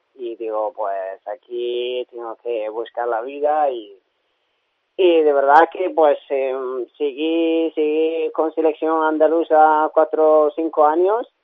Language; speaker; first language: Spanish; non-native, learner; Arabic